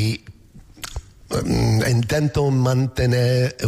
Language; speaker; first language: Spanish; non-native, learner; English